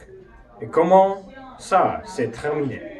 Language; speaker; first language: French; non-native, learner; English